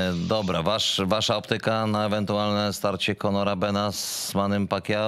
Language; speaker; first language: Polish; native; Polish